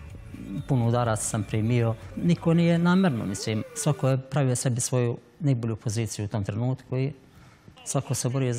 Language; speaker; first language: Croatian; native; Croatian